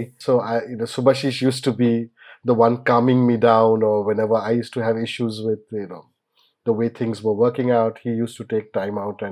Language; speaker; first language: English; non-native, local second language; Bangla